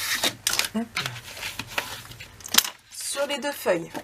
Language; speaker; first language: French; native; French